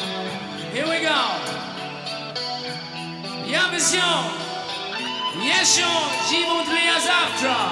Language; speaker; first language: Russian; non-native, learner; German